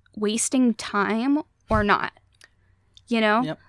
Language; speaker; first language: English; native; English